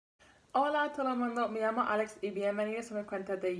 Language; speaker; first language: Spanish; non-native, learner; English